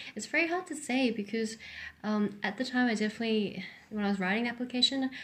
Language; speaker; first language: English; native; English